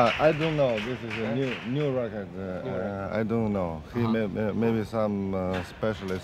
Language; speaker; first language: English; non-native, learner; Chinese